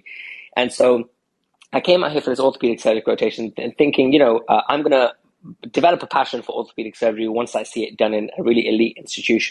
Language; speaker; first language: English; native; English